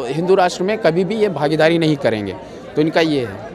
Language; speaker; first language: Hindi; native; Hindi